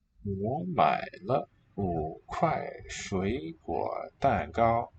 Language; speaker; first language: Chinese; non-native, learner; English